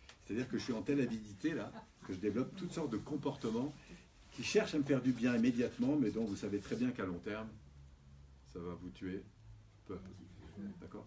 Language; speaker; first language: French; native; French